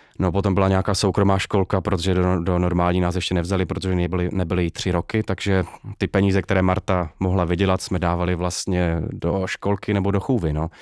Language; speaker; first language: Czech; native; Czech